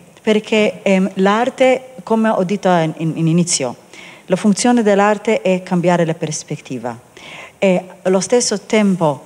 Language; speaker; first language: Italian; non-native, learner; Hebrew